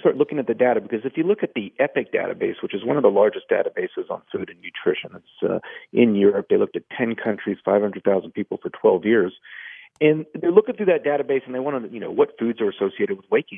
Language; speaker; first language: English; native; English